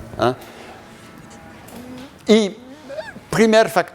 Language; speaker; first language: Spanish; non-native, learner; French